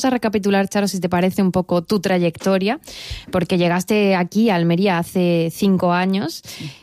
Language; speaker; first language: Spanish; native; Spanish